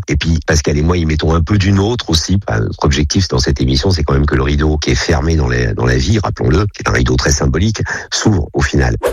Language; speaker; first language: French; native; French